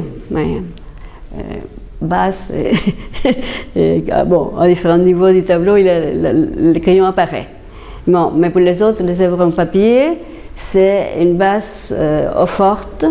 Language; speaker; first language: French; non-native, fluent; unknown